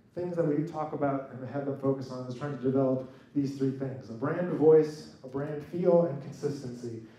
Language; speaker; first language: English; native; English